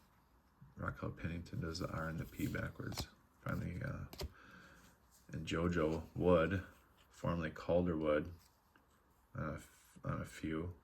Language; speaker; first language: English; native; English